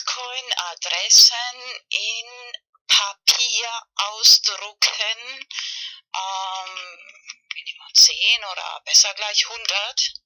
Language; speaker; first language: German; non-native, fluent; Spanish